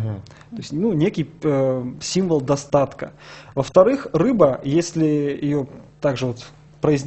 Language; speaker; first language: Russian; native; Russian